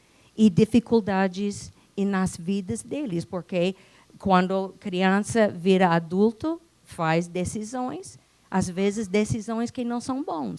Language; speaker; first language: Portuguese; non-native, fluent; English